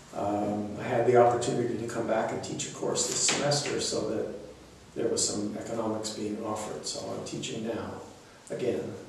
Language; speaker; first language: English; native; English